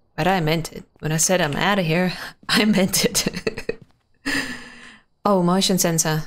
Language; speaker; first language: English; non-native, fluent; Russian